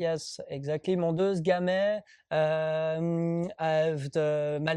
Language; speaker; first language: English; non-native, learner; French